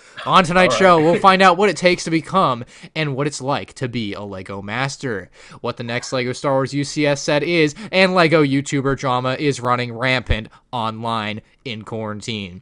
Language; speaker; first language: English; native; English